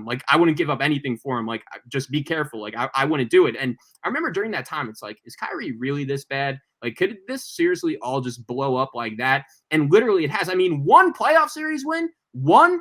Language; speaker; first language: English; native; English